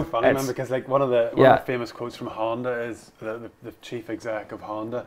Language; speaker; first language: English; native; English